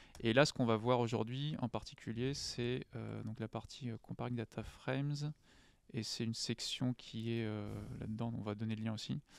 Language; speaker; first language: French; native; French